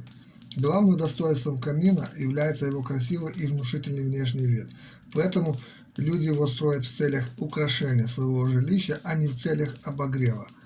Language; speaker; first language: Russian; native; Russian